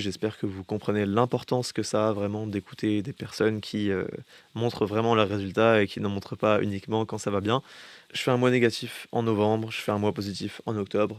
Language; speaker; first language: French; native; French